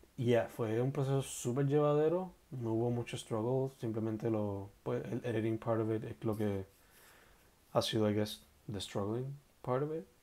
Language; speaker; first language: Spanish; native; Spanish